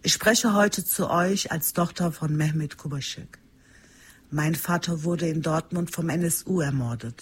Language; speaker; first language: German; early bilingual, other home language; Turkish